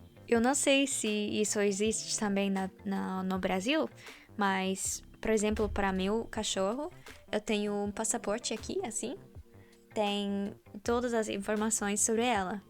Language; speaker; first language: Portuguese; non-native, fluent; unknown